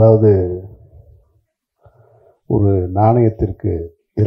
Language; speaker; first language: Tamil; native; Tamil